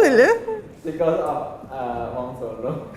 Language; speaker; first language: English; non-native, learner; Indonesian